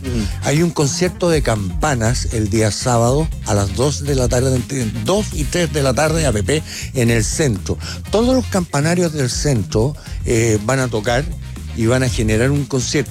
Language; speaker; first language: Spanish; native; Spanish